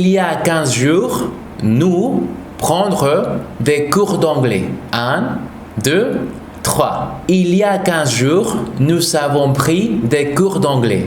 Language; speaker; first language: French; non-native, fluent; Spanish